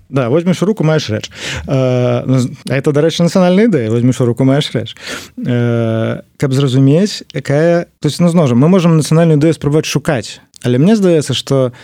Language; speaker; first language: Belarusian; non-native, local second language; Russian